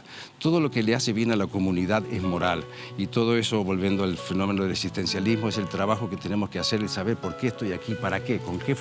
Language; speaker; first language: Spanish; native; Spanish